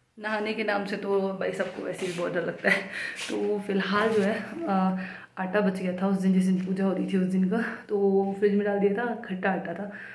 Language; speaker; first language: Hindi; non-native, local second language; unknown